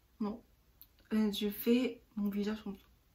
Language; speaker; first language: French; non-native, learner; Korean